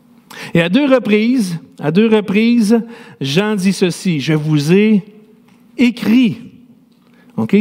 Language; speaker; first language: French; native; French